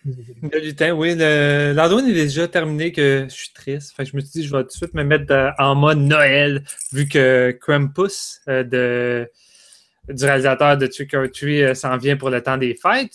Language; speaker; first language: French; native; French